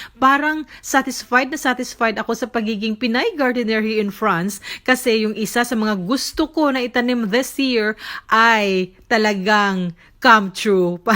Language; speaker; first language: Filipino; native; Filipino